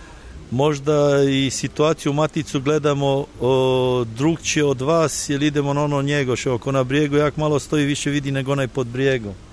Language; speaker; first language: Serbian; early bilingual, heritage; Serbian